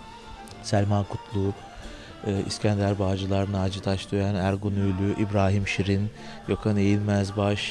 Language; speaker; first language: Turkish; native; Turkish